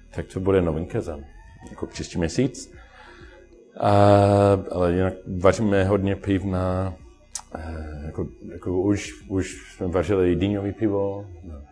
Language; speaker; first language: Czech; non-native, learner; English